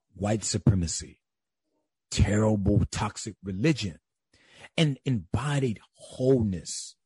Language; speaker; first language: English; native; English